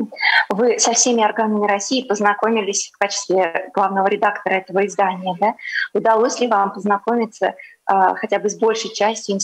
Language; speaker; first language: Russian; native; Russian